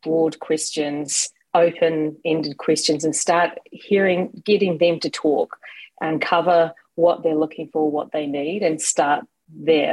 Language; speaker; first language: English; native; English